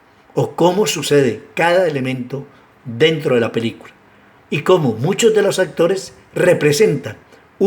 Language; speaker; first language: Spanish; native; Spanish